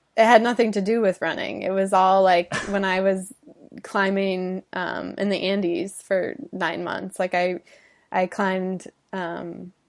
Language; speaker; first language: English; native; English